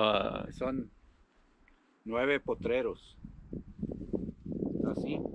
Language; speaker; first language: Spanish; native; Spanish